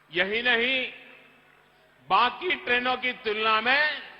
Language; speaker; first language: Hindi; non-native, local second language; Gujarati